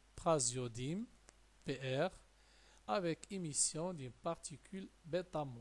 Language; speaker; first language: French; non-native, local second language; Arabic